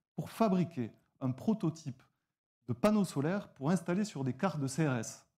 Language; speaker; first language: French; native; French